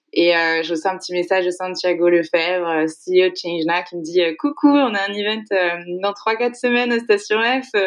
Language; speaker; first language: French; native; French